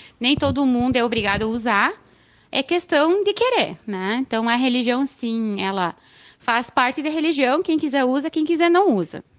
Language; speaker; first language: Portuguese; non-native, fluent; Arabic